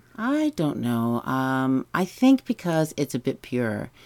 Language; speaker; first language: English; native; English